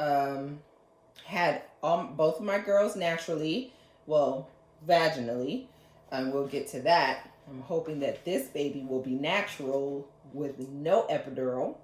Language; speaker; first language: English; native; English